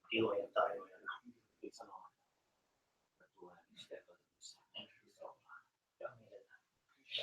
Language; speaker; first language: Finnish; native; Finnish